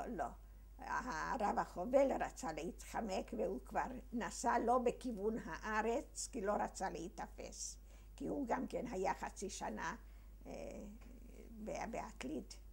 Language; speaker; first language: Hebrew; early bilingual, other home language; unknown